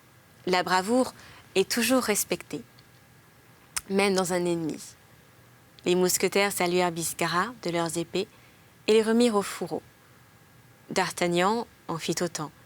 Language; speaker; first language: French; native; French